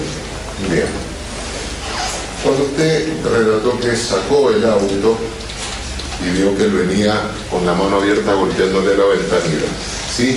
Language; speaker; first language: Spanish; native; Spanish